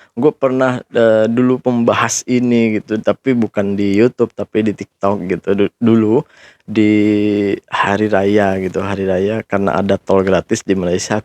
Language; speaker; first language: Indonesian; native; Indonesian